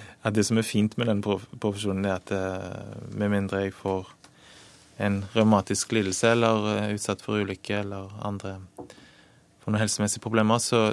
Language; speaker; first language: Norwegian; native; Norwegian